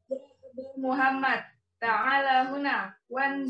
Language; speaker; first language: Arabic; non-native, learner; Indonesian